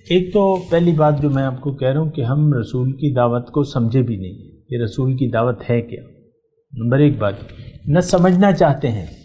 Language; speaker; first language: Urdu; non-native, local second language; Pashto